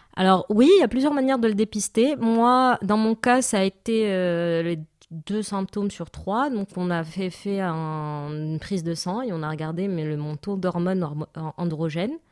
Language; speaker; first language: French; non-native, local second language; Arabic